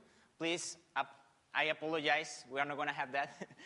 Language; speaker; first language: English; non-native, fluent; Spanish